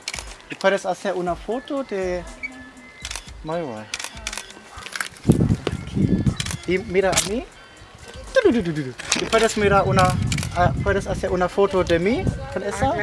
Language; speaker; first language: Spanish; non-native, learner; German